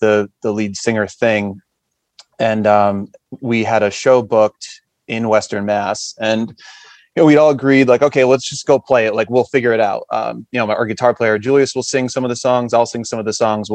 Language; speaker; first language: English; native; English